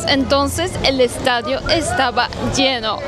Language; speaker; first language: Spanish; non-native, fluent; Polish